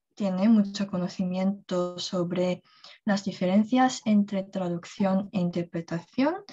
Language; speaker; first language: Spanish; non-native, fluent; Korean